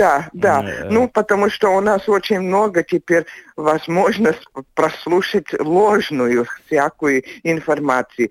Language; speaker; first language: Russian; non-native, local second language; Latvian